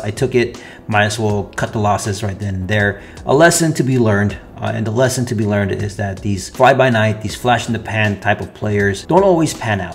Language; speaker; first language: English; native; English